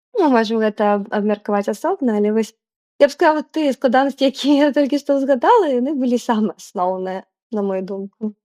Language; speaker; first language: Belarusian; non-native, local second language; Russian